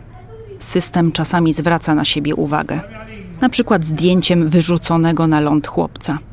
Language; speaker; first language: Polish; native; Polish